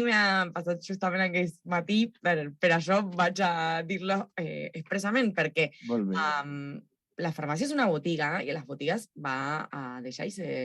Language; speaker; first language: Catalan; non-native, local second language; Spanish